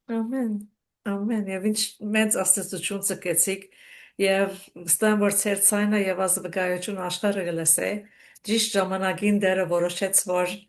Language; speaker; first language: Armenian; early bilingual, heritage; Armenian